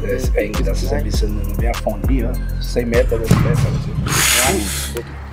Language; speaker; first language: German; non-native, learner; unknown